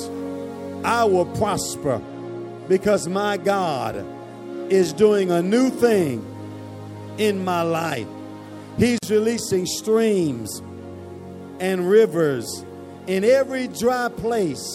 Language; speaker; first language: English; native; English